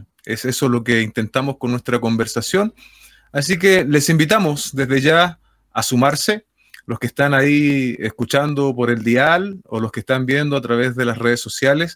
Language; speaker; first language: Spanish; native; Spanish